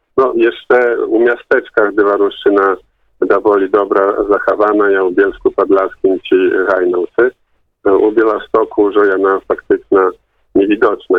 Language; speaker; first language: Polish; non-native, local second language; Belarusian